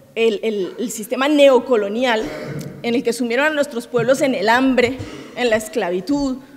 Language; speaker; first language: Spanish; native; Spanish